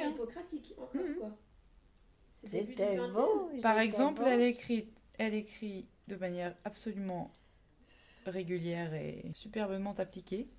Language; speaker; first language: French; native; French